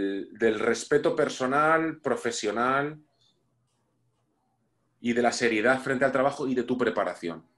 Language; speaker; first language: Spanish; native; Spanish